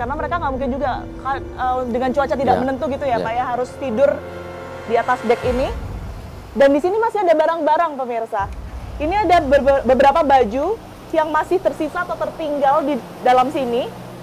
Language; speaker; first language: Indonesian; native; Indonesian